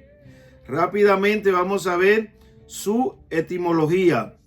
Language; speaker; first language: Spanish; native; Spanish